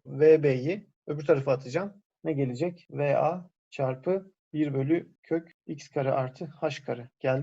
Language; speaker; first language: Turkish; native; Turkish